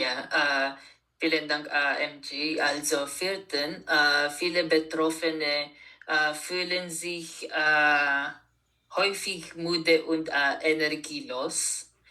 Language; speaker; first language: German; non-native, learner; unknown